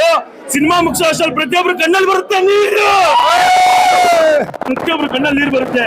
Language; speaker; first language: Kannada; native; Kannada